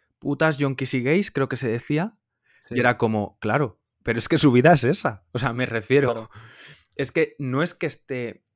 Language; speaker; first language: Spanish; native; Spanish